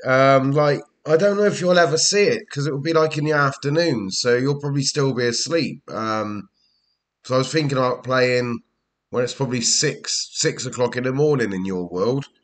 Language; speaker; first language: English; native; English